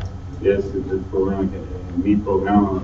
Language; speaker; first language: Spanish; non-native, learner; English